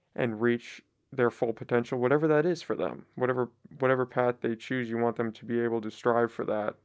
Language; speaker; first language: English; early bilingual, other home language; Spanish